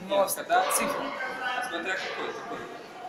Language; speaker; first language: Russian; native; Russian